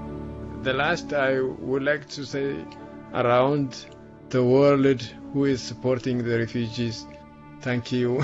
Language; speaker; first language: English; non-native, learner; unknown